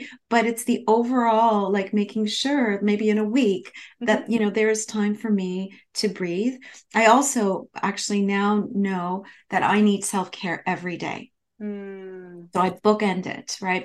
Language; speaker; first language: English; native; English